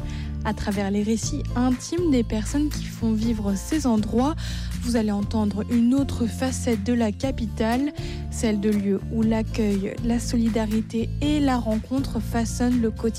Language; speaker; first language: French; native; French